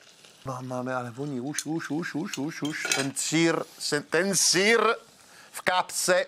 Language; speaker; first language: Czech; non-native, learner; Italian